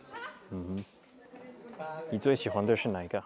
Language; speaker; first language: Chinese; non-native, fluent; French